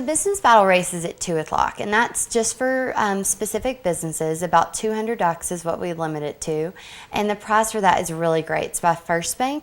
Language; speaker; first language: English; native; English